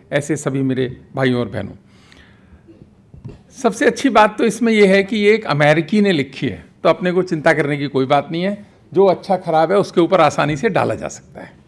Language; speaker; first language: Hindi; native; Hindi